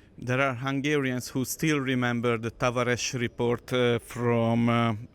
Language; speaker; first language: English; non-native, fluent; Hungarian